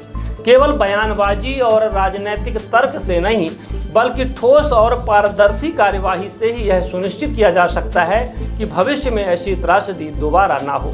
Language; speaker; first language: Hindi; native; Hindi